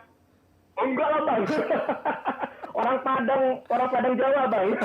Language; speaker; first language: Indonesian; native; Indonesian